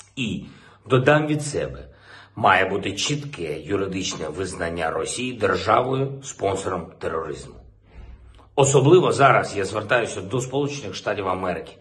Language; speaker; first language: Ukrainian; non-native, local second language; Russian